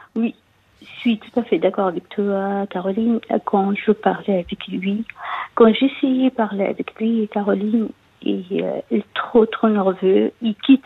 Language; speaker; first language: French; non-native, local second language; Arabic